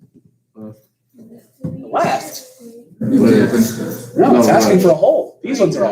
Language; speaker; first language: English; native; English